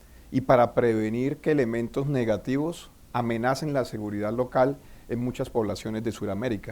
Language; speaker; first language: Spanish; native; Spanish